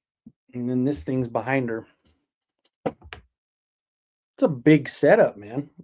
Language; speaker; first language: English; native; English